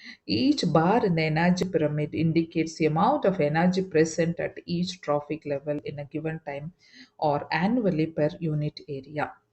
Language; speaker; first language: English; non-native, local second language; Tamil